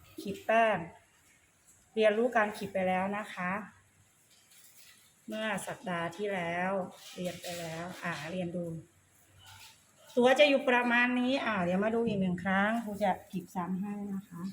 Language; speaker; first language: Thai; native; Thai